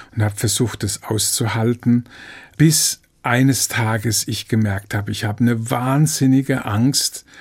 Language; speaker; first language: German; native; German